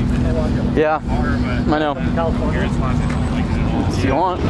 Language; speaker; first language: English; native; English